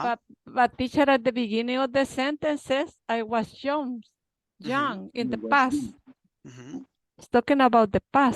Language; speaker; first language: English; non-native, learner; Spanish